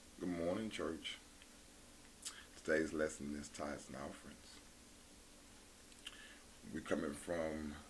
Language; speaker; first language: English; native; English